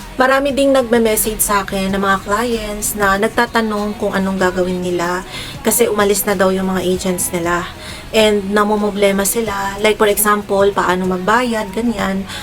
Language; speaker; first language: Filipino; native; Filipino